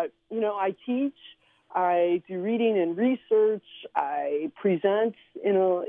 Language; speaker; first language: English; early bilingual, other home language; Slovenian